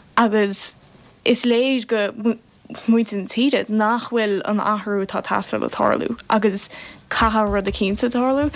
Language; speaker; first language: Irish; native; Irish